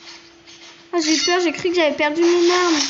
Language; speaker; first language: French; native; French